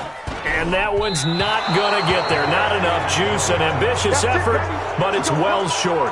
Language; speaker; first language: English; native; English